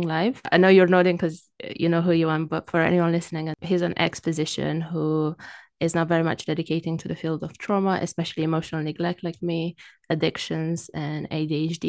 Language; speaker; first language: English; non-native, fluent; Romanian